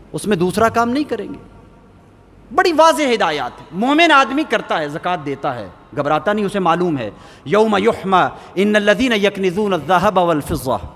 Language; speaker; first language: Urdu; native; Urdu